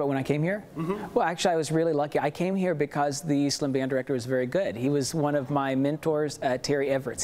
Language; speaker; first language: English; native; English